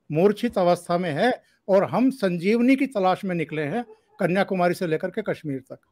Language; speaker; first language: Hindi; native; Hindi